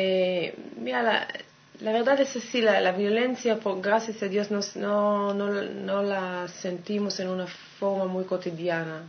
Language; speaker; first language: Spanish; non-native, fluent; Hebrew